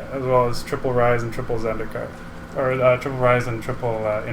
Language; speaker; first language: English; native; English